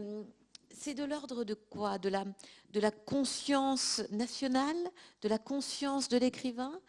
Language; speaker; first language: French; native; French